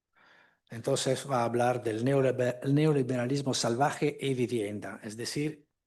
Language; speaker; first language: Spanish; non-native, fluent; Italian